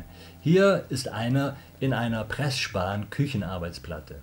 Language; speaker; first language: German; native; German